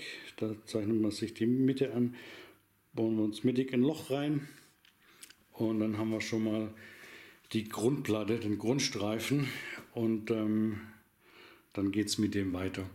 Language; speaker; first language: German; native; German